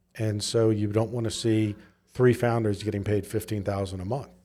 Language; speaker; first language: English; native; English